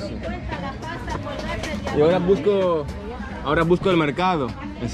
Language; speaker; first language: Spanish; non-native, learner; Greek